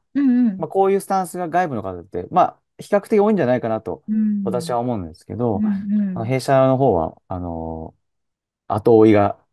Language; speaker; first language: Japanese; native; Japanese